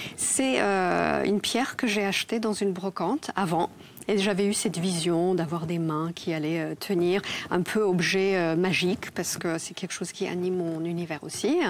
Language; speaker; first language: French; non-native, fluent; Polish